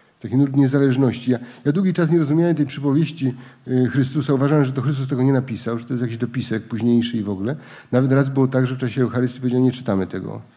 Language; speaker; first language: Polish; native; Polish